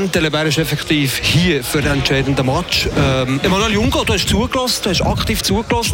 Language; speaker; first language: German; native; German